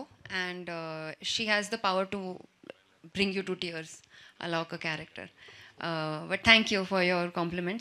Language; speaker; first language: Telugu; non-native, fluent; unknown